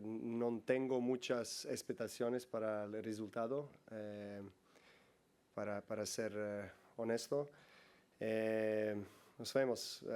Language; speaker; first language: Spanish; non-native, learner; Serbian